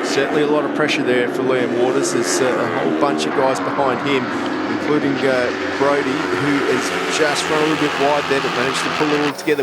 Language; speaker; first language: English; native; English